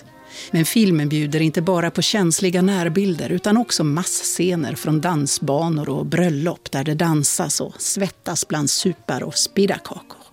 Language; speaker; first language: Swedish; native; Swedish